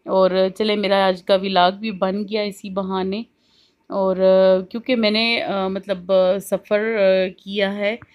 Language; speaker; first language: Hindi; native; Hindi